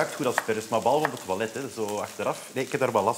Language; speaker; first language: Dutch; native; Dutch